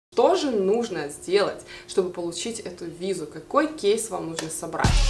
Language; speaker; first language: Russian; native; Russian